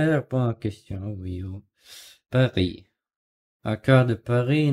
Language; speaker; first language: French; non-native, learner; Russian